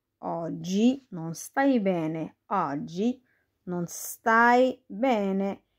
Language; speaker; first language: Italian; non-native, fluent; Arabic